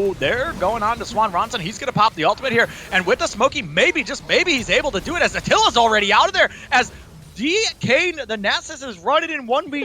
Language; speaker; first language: English; native; English